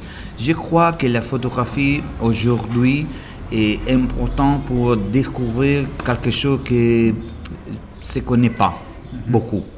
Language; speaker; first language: French; non-native, learner; Italian